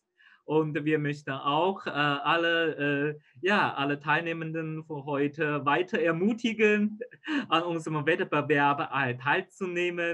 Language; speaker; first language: German; non-native, fluent; Chinese